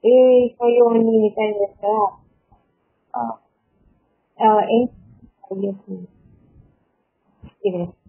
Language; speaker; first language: Japanese; non-native, learner; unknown